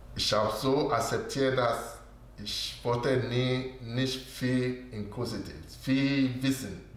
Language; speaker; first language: German; non-native, learner; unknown